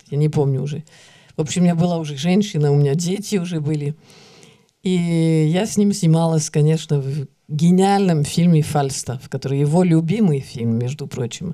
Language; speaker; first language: Russian; early bilingual, heritage; Russian